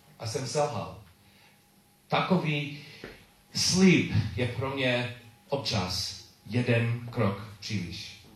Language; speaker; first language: Czech; non-native, learner; English